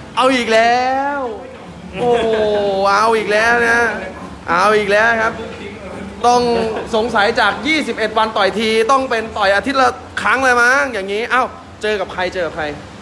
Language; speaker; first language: Thai; native; Thai